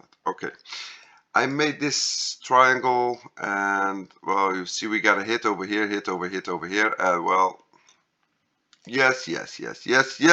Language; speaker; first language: English; non-native, fluent; Dutch